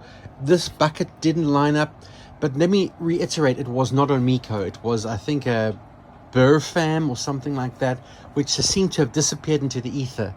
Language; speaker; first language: English; native; English